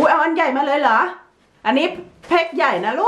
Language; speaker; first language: Thai; native; Thai